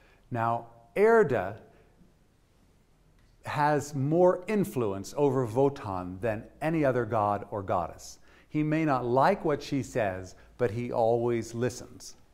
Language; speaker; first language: English; native; English